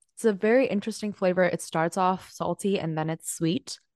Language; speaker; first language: English; non-native, local second language; Cantonese